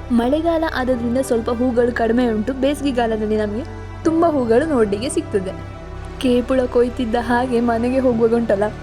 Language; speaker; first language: Kannada; non-native, local second language; Tulu